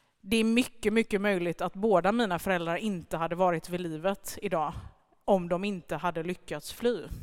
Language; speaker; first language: Swedish; early bilingual, other home language; Persian